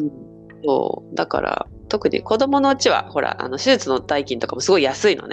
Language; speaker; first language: Japanese; native; Japanese